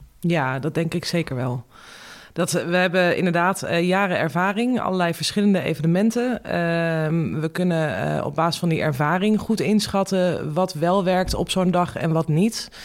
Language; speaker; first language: Dutch; native; Dutch